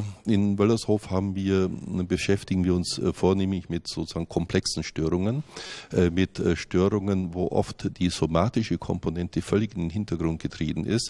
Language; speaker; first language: German; native; German